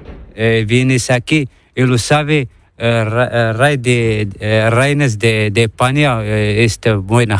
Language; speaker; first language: Spanish; non-native, learner; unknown